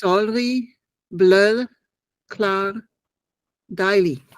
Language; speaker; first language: Danish; non-native, learner; English